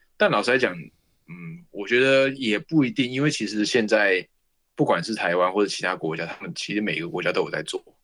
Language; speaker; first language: Chinese; native; Chinese